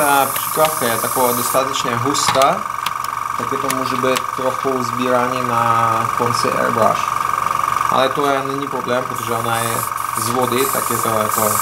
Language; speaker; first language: Czech; non-native, learner; Russian